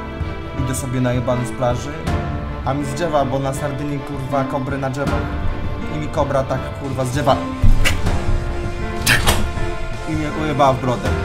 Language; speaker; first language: Polish; native; Polish